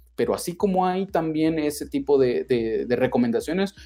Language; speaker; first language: Spanish; native; Spanish